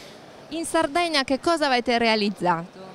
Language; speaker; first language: Italian; native; Italian